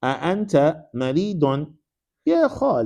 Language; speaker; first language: Arabic; non-native, fluent; English